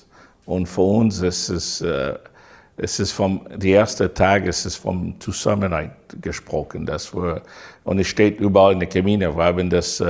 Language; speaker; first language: German; non-native, fluent; English